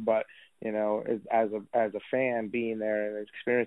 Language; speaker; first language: English; native; English